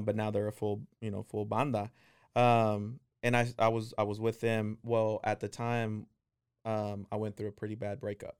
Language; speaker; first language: English; non-native, fluent; Spanish